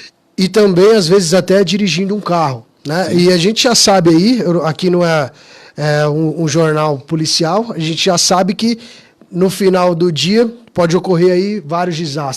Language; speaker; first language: Portuguese; native; Portuguese